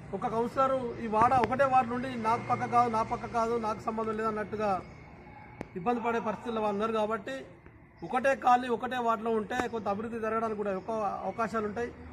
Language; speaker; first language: Telugu; native; Telugu